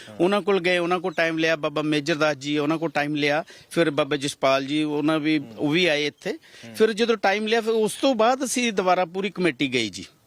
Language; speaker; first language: Punjabi; native; Punjabi